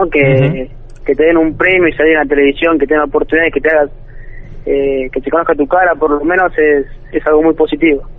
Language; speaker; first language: Spanish; native; Spanish